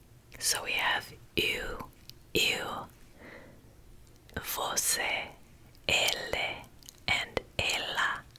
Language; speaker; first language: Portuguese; non-native, learner; English